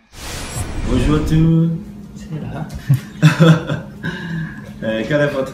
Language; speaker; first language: French; non-native, learner; Portuguese